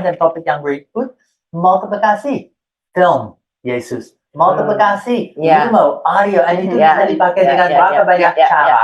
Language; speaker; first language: Indonesian; non-native, fluent; English